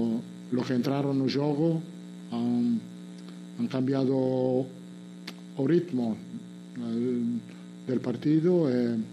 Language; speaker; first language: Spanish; non-native, fluent; Italian